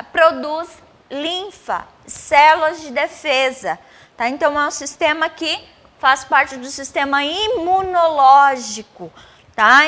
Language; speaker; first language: Portuguese; native; Portuguese